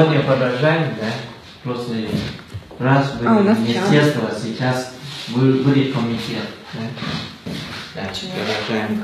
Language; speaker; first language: Russian; non-native, fluent; Thai